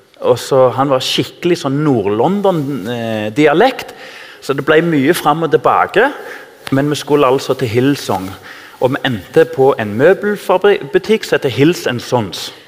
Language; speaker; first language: Norwegian; native; Norwegian